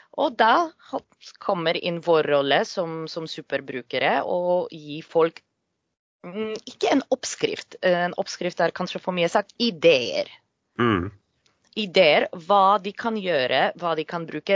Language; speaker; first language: Norwegian; non-native, fluent; Polish